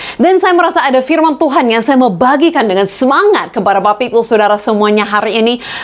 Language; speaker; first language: Indonesian; non-native, fluent; English